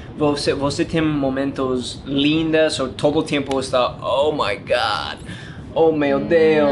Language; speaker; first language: Portuguese; non-native, learner; English